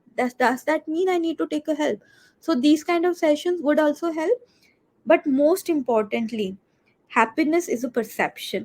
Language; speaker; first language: English; non-native, local second language; Hindi